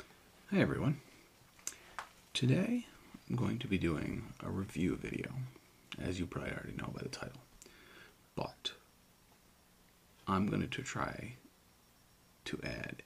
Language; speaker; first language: English; native; English